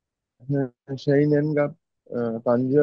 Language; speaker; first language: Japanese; non-native, learner; Bangla